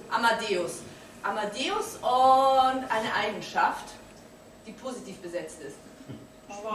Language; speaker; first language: German; native; German